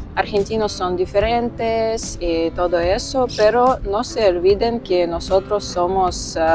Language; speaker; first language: Spanish; non-native, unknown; Russian